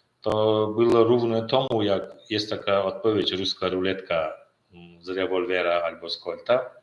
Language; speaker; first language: Polish; non-native, learner; Turkmen